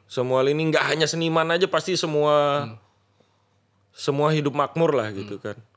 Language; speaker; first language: Indonesian; non-native, local second language; Sasak